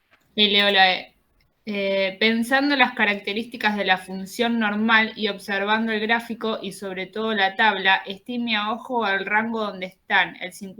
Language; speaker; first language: Spanish; native; Spanish